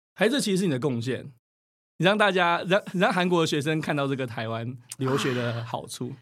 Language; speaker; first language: Chinese; native; Chinese